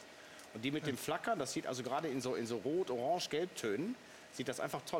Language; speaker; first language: German; native; German